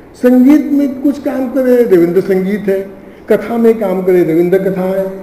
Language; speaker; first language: Hindi; non-native, local second language; Marathi